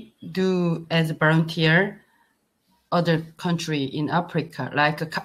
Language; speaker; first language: English; non-native, learner; Korean